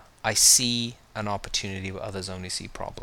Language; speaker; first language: English; native; English